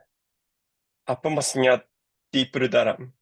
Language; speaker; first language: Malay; non-native, learner; Japanese